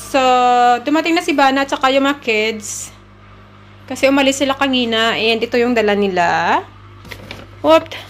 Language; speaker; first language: Filipino; native; Filipino